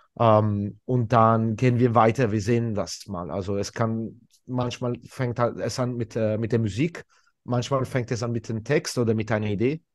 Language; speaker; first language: German; non-native, fluent; Italian